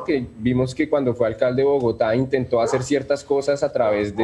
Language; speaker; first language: Spanish; native; Spanish